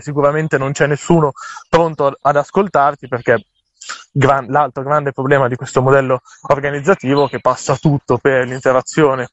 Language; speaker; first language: Italian; native; Italian